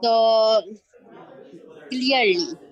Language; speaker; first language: English; non-native, learner; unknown